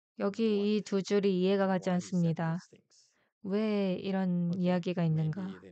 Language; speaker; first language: Korean; native; Korean